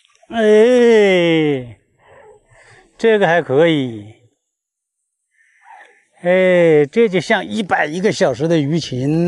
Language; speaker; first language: Chinese; native; Chinese